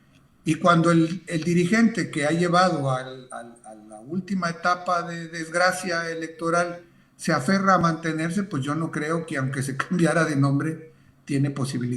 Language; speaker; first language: Spanish; native; Spanish